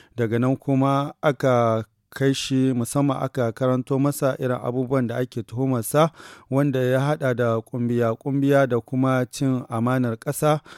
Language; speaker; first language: Hausa; native; Hausa